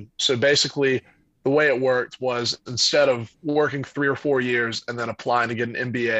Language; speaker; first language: English; native; English